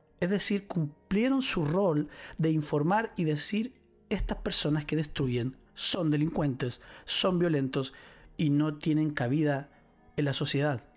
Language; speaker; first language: Spanish; native; Spanish